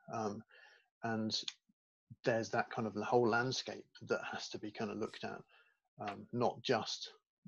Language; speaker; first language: English; native; English